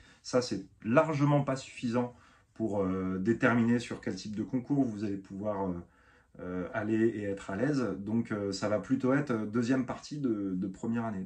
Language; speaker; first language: French; native; French